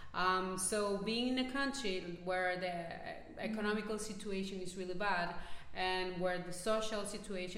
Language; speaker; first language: English; non-native, fluent; Spanish